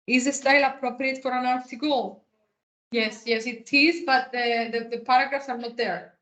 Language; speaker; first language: English; non-native, fluent; Greek